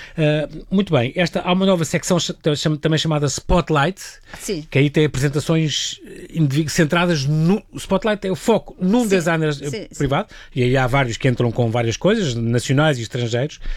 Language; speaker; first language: Portuguese; native; Portuguese